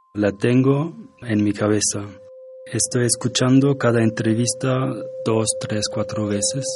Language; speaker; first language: Spanish; non-native, fluent; German